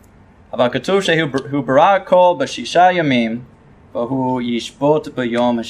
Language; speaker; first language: Hebrew; non-native, fluent; English